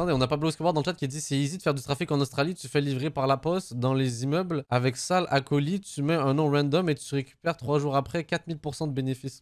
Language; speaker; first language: French; native; French